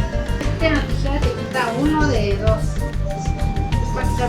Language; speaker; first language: Spanish; native; Spanish